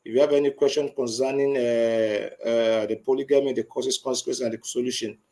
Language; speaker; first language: English; non-native, local second language; Yoruba